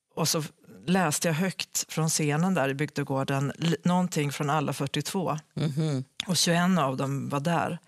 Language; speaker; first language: Swedish; native; Swedish